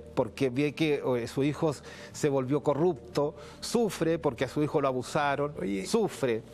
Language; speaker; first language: Spanish; native; Spanish